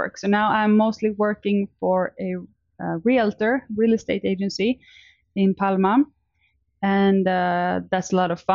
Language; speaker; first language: English; non-native, fluent; Swedish